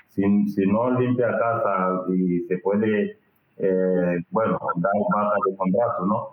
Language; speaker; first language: Spanish; non-native, learner; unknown